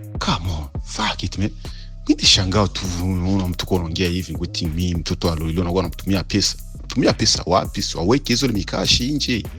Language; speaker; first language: Swahili; non-native, local second language; Rundi